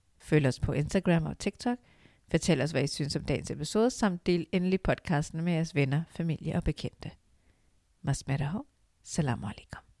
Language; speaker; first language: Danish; early bilingual, other home language; Urdu